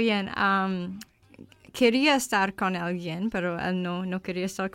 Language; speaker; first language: Spanish; non-native, learner; English